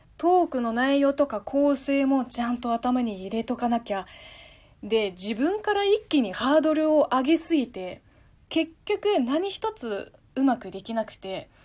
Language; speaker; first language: Japanese; non-native, fluent; Chinese